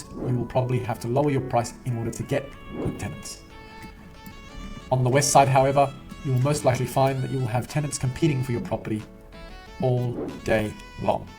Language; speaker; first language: English; native; English